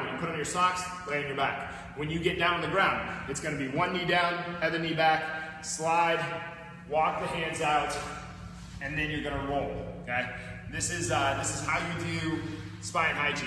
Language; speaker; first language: English; native; English